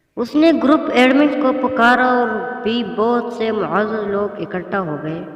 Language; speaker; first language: Urdu; non-native, local second language; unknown